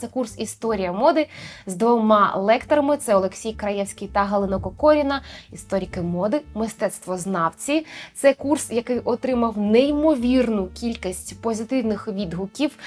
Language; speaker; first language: Ukrainian; native; Ukrainian